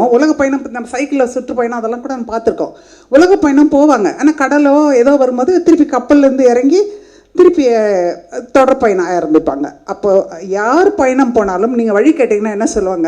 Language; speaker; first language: Tamil; native; Tamil